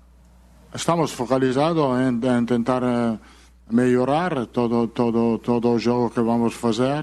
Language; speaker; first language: Portuguese; non-native, learner; Italian